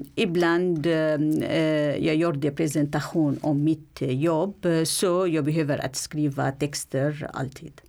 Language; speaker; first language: Swedish; non-native, learner; Arabic